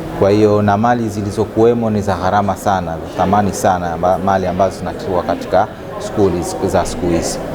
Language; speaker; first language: Swahili; native; Swahili